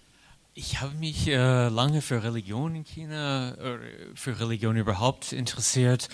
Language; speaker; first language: German; non-native, fluent; English